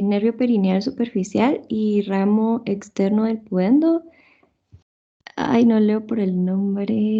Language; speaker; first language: Spanish; native; Spanish